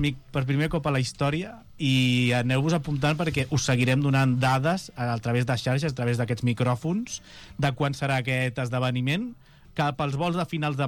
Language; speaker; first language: Catalan; native; Catalan